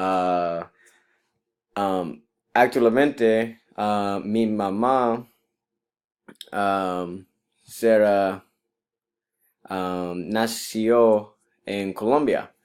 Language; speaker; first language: Spanish; non-native, learner; English